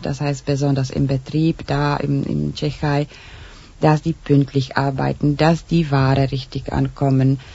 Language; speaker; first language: German; non-native, learner; Czech